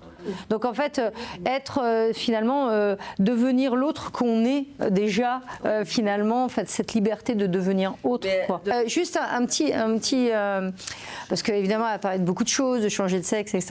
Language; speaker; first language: French; native; French